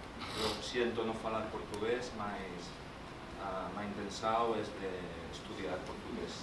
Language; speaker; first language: Portuguese; non-native, learner; Spanish